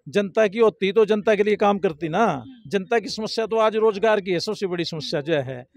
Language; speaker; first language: Hindi; native; Hindi